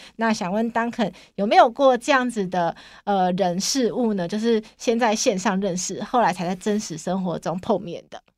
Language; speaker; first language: Chinese; native; Chinese